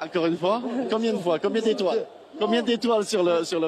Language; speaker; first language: French; native; French